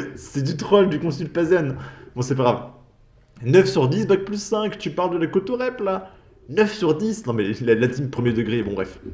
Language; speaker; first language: French; native; French